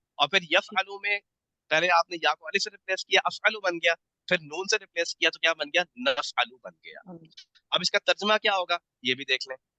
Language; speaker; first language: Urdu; native; Urdu